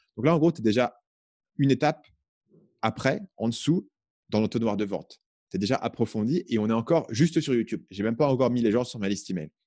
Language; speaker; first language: French; native; French